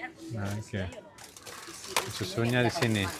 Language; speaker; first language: Indonesian; non-native, learner; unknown